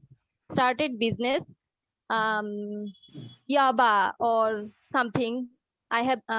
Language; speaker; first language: English; non-native, learner; Bangla